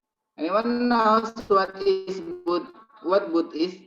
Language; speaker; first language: English; non-native, learner; Indonesian